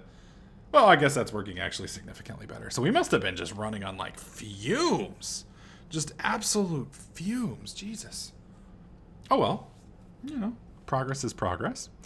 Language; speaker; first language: English; native; English